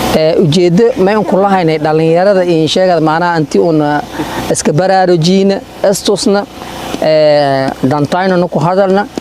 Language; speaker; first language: Somali; non-native, local second language; Maay